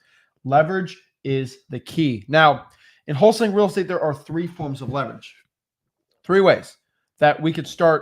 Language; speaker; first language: English; native; English